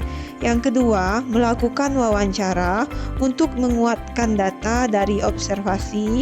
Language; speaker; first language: Indonesian; native; Indonesian